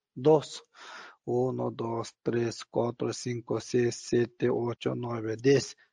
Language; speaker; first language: Spanish; non-native, learner; Tibetan